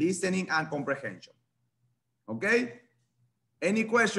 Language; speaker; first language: English; non-native, fluent; Spanish